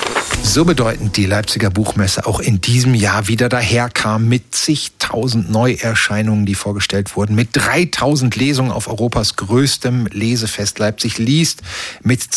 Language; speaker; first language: German; native; German